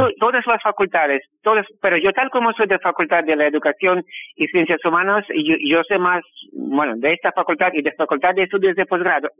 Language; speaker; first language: Spanish; non-native, fluent; Russian